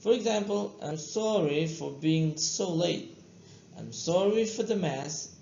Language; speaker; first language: English; non-native, fluent; Indonesian